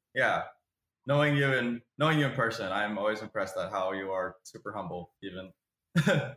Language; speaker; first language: English; native; English